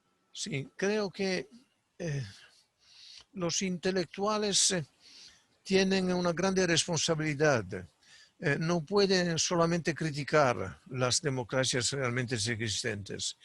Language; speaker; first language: Spanish; non-native, fluent; Italian